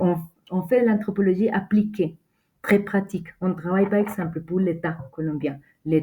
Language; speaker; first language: French; non-native, fluent; Spanish